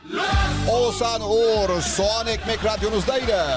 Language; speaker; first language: Turkish; native; Turkish